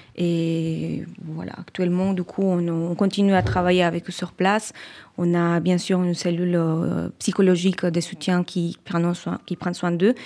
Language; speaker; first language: French; non-native, fluent; Spanish